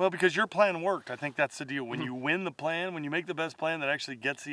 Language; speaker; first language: English; native; English